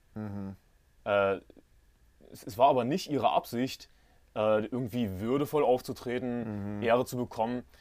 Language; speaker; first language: German; native; German